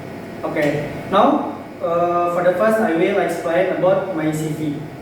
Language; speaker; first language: English; non-native, learner; Indonesian